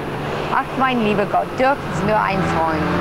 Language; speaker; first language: German; non-native, learner; English